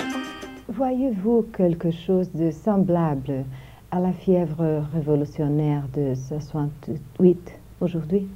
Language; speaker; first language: French; non-native, fluent; Portuguese